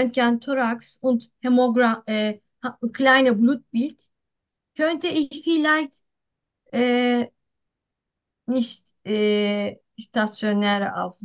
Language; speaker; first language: German; non-native, learner; Turkish